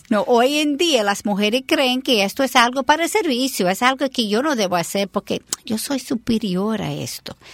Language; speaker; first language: Spanish; non-native, fluent; English